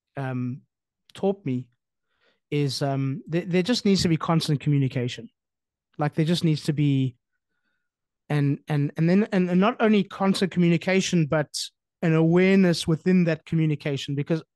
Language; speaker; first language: English; native; English